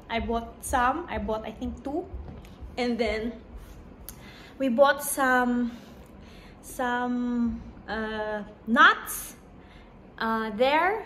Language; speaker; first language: English; non-native, local second language; Hiligaynon